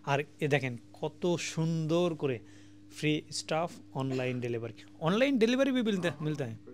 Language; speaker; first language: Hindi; non-native, learner; Bangla